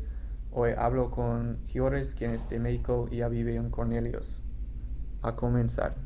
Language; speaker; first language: Spanish; non-native, fluent; English